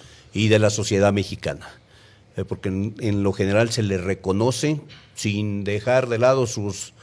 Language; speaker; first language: Spanish; native; Spanish